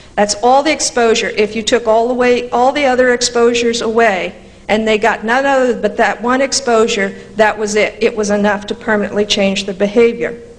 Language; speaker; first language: English; native; English